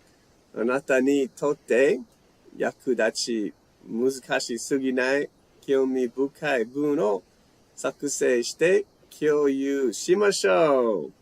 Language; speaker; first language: Japanese; non-native, learner; English